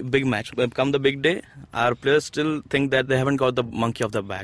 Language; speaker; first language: English; non-native, local second language; Odia